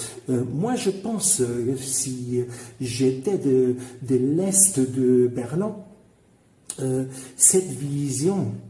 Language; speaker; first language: French; non-native, fluent; German